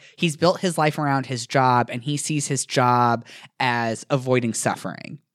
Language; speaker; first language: English; native; English